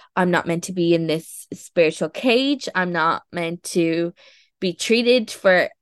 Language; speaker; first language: English; native; English